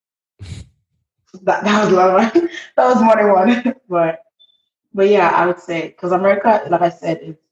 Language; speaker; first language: English; early bilingual, other home language; Haitian Creole